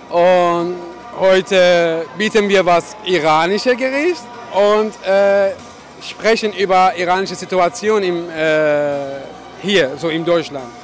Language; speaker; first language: German; non-native, learner; Persian